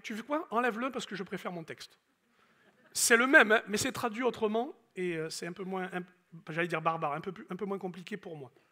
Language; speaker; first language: French; native; French